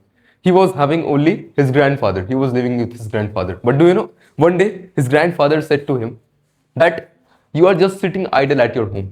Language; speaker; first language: English; non-native, fluent; Hindi